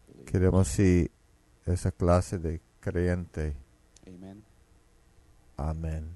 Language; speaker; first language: Spanish; non-native, fluent; Finnish